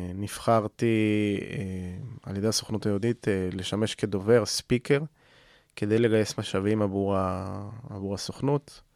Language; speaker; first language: Hebrew; non-native, fluent; Spanish